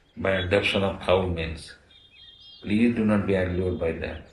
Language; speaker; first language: English; non-native, local second language; Odia